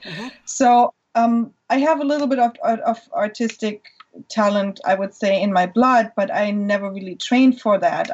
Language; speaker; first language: English; non-native, fluent; German